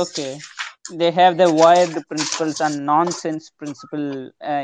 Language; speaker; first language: English; non-native, local second language; Tamil